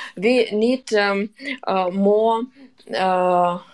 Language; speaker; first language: English; non-native, learner; Ukrainian